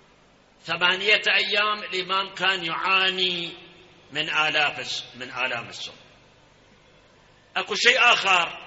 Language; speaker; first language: Arabic; native; Arabic